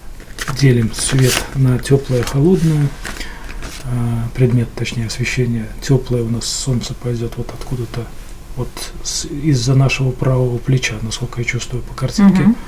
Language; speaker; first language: Russian; native; Russian